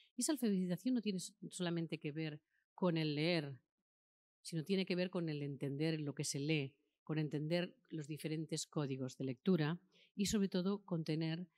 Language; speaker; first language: Spanish; native; Spanish